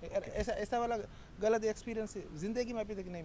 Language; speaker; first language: Hindi; non-native, local second language; Malayalam